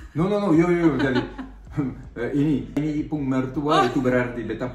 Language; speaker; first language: Indonesian; non-native, fluent; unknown